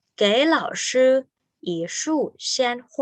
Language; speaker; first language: Chinese; non-native, fluent; Thai